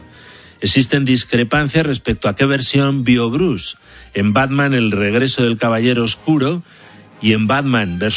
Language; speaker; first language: Spanish; native; Spanish